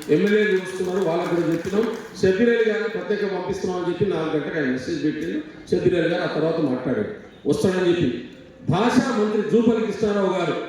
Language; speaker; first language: Telugu; non-native, local second language; Lambadi